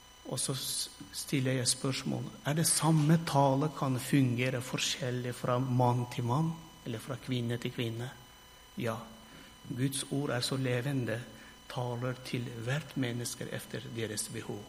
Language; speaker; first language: Norwegian; non-native, fluent; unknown